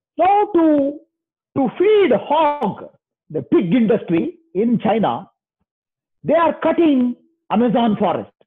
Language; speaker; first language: English; non-native, local second language; Kannada